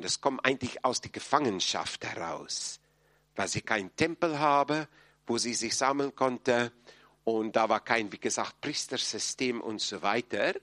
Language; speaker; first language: German; non-native, fluent; English